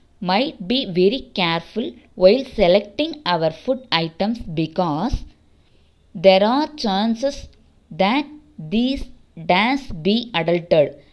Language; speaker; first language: English; non-native, local second language; Tamil